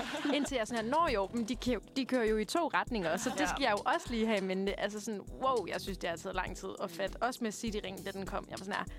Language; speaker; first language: Danish; native; Danish